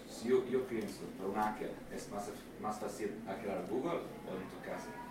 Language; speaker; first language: Spanish; non-native, learner; Italian